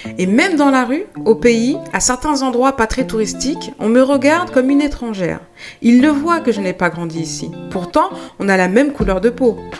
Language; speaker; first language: French; native; French